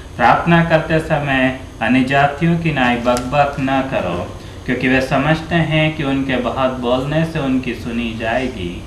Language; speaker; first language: Hindi; native; Hindi